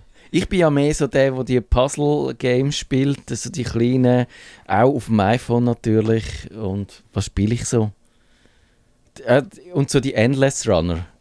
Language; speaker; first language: German; native; German